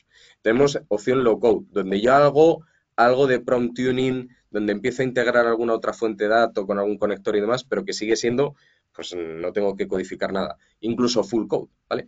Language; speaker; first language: Spanish; native; Spanish